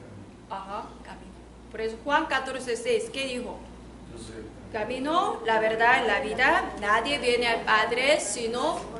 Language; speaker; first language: Spanish; non-native, learner; Korean